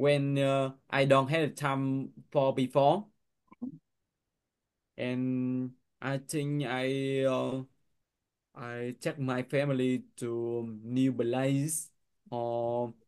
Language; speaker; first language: English; non-native, learner; Vietnamese